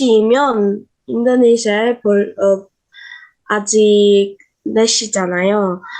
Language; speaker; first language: Korean; non-native, learner; Indonesian